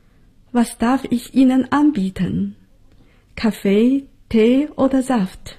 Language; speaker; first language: German; non-native, fluent; Chinese